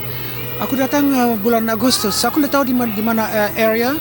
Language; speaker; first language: Indonesian; early bilingual, heritage; Dutch